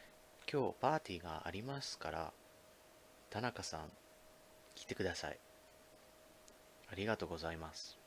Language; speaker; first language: Japanese; non-native, fluent; English